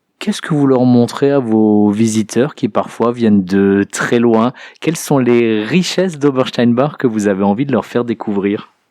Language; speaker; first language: French; native; French